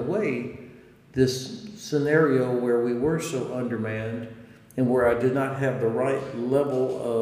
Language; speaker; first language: English; native; English